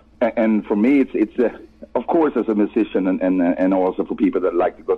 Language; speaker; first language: English; non-native, fluent; Swedish